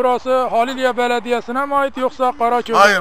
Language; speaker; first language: Turkish; native; Turkish